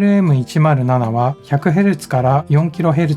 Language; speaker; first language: Japanese; native; Japanese